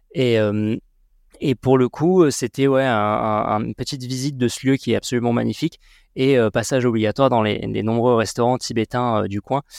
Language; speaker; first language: French; native; French